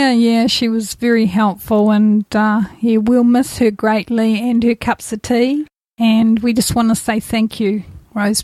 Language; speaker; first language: English; native; English